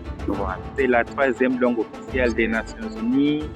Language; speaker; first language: French; non-native, fluent; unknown